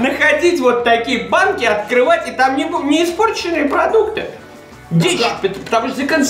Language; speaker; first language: Russian; native; Russian